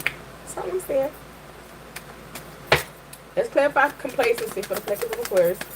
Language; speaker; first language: English; native; English